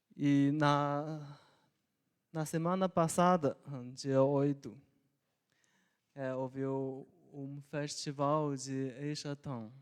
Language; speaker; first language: Portuguese; non-native, local second language; Chinese